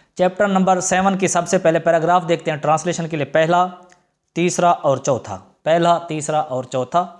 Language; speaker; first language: Urdu; non-native, local second language; Punjabi